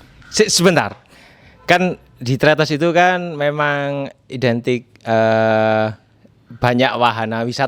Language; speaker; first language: Indonesian; native; Indonesian